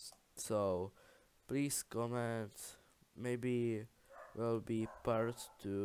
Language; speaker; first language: English; non-native, learner; Czech